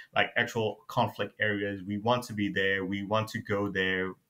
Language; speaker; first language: English; non-native, fluent; Burmese